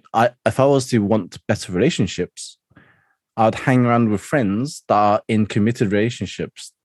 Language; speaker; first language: English; non-native, local second language; Cantonese